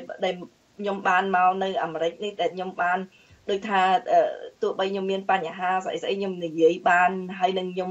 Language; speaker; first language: Khmer; early bilingual, heritage; Khmer